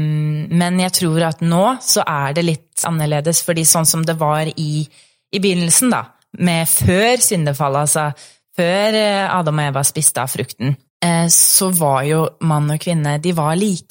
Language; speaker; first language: Norwegian; native; Norwegian